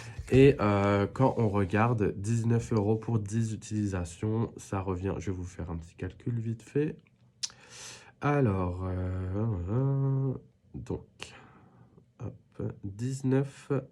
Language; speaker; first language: French; native; French